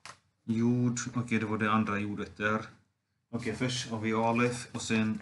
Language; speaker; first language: Swedish; non-native, fluent; Finnish